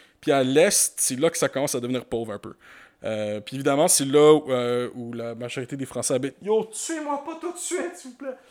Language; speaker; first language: French; native; French